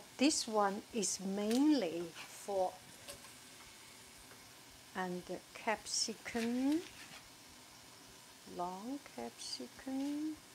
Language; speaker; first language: English; non-native, fluent; Chinese